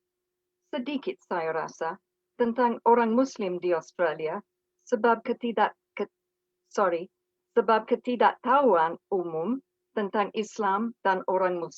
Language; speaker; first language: Indonesian; non-native, fluent; English